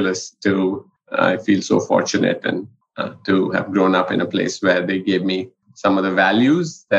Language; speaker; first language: English; non-native, local second language; Punjabi